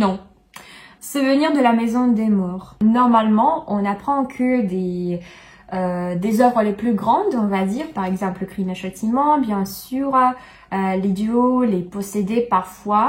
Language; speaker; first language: French; non-native, fluent; Russian